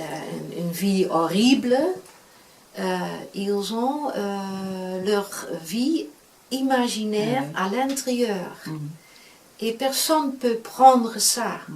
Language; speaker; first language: French; non-native, fluent; Dutch